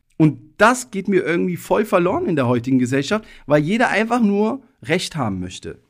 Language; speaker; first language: German; early bilingual, other home language; Italian